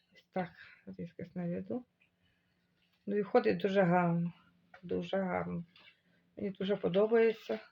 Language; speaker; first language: Ukrainian; native; Ukrainian